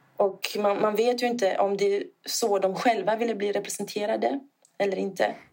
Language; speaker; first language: Swedish; non-native, fluent; Italian